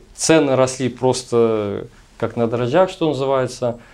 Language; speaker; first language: Russian; native; Russian